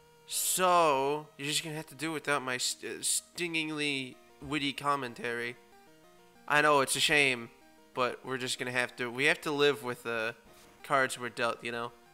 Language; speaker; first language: English; native; English